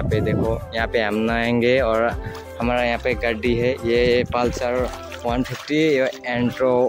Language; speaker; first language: Hindi; non-native, local second language; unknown